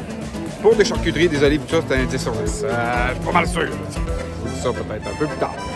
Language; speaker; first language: French; native; French